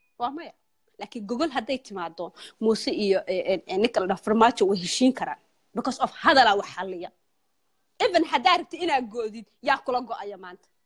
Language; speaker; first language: Somali; early bilingual, heritage; Somali